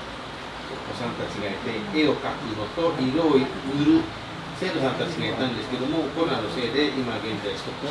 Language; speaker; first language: Japanese; non-native, fluent; Indonesian